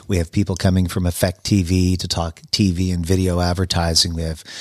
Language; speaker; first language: English; native; English